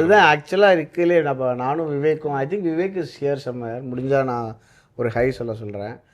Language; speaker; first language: Tamil; native; Tamil